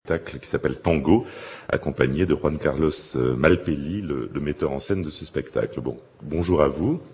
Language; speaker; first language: French; native; French